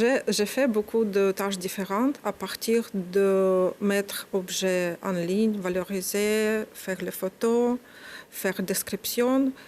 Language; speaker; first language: French; non-native, learner; Ukrainian